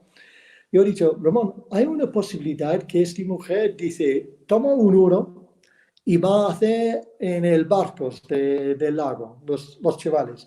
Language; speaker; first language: Spanish; non-native, fluent; English